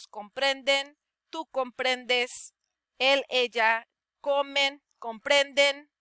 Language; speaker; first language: Spanish; non-native, fluent; English